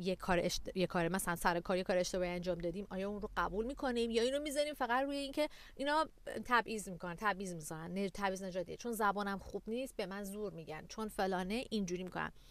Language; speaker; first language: Persian; native; Persian